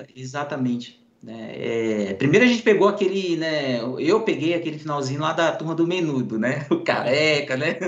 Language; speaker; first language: Portuguese; native; Portuguese